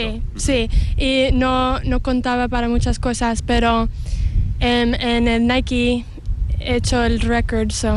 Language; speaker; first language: Spanish; early bilingual, heritage; Spanish